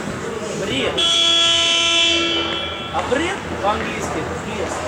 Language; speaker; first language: Russian; native; Russian